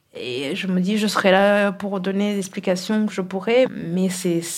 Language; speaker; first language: French; non-native, local second language; Kinyarwanda